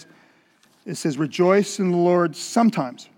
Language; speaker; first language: English; native; English